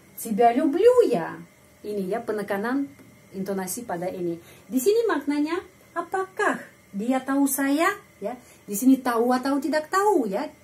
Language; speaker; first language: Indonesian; non-native, fluent; Russian